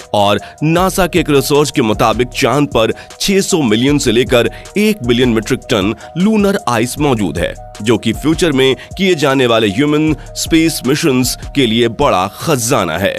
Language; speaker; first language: Hindi; native; Hindi